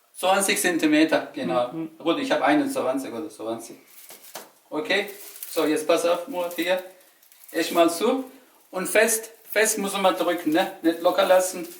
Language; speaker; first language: German; non-native, learner; Turkish